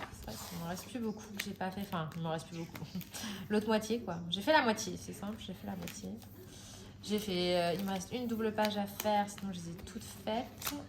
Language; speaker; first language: French; native; French